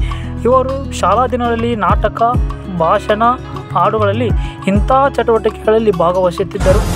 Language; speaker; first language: Kannada; native; Kannada